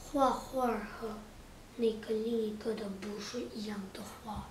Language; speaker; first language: Chinese; early bilingual, heritage; Chinese